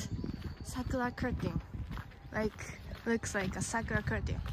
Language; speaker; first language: English; non-native, learner; Japanese